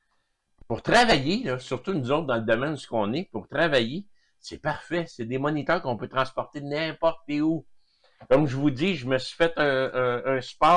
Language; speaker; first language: French; native; French